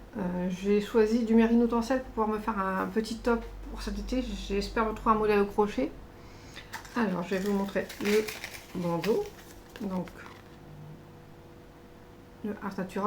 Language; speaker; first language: French; native; French